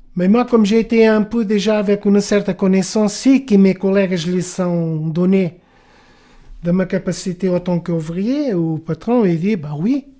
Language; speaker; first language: French; non-native, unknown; Portuguese